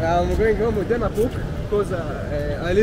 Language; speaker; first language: English; non-native, learner; Kinyarwanda